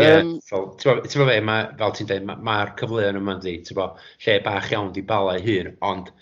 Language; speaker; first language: Welsh; native; Welsh